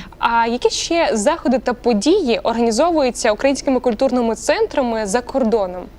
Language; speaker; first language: Ukrainian; native; Ukrainian